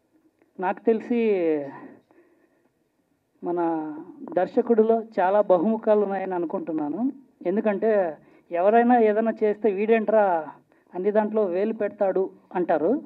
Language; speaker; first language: Telugu; native; Telugu